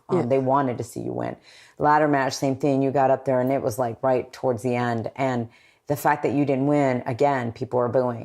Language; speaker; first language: English; native; English